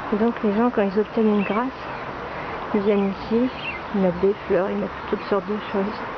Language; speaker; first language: French; native; French